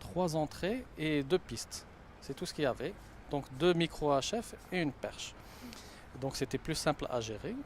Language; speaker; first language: French; non-native, local second language; Arabic